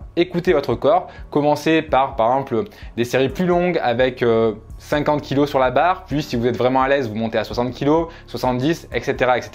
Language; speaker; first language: French; native; French